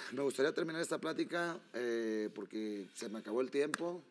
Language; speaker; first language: Spanish; native; Spanish